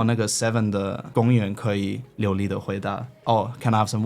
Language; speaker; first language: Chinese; non-native, fluent; English